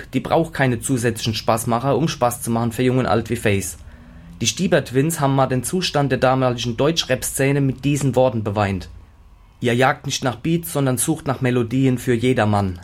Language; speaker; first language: German; native; German